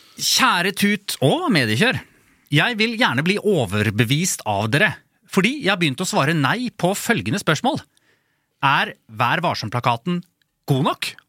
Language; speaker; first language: Norwegian; native; Norwegian